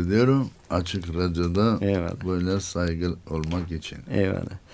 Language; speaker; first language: Turkish; non-native, learner; Armenian